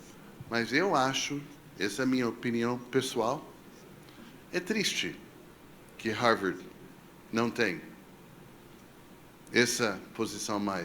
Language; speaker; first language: Portuguese; non-native, fluent; English